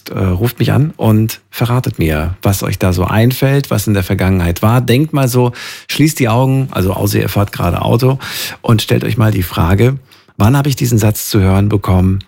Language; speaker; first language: German; native; German